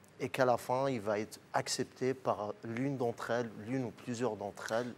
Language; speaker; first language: French; non-native, local second language; Arabic